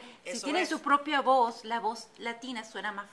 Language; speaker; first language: Spanish; native; Spanish